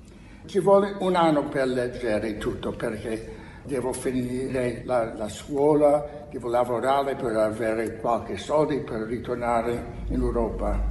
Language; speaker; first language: Italian; non-native, learner; English